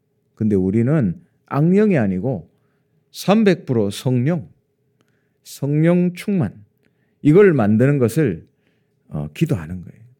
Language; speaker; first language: Korean; native; Korean